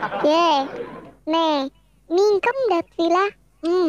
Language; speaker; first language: Vietnamese; non-native, learner; Indonesian